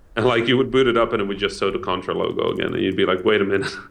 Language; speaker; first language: English; non-native, fluent; Dutch